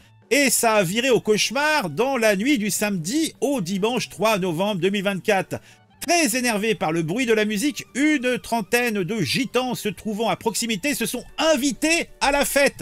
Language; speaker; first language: French; native; French